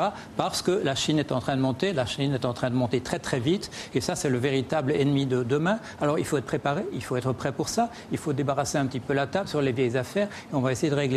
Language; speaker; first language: French; native; French